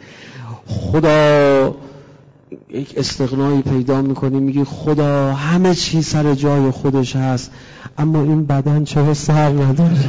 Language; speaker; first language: Persian; native; Persian